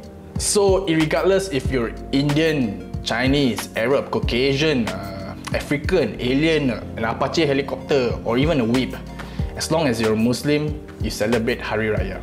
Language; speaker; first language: English; non-native, local second language; Malay